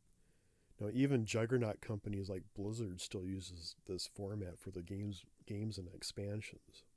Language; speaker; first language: English; native; English